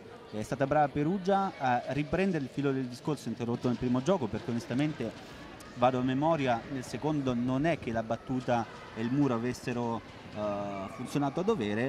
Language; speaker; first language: Italian; native; Italian